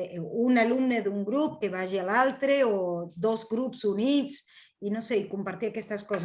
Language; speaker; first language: Catalan; non-native, fluent; Spanish